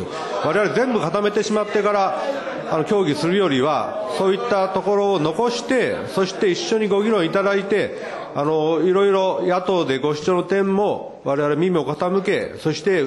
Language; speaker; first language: Japanese; native; Japanese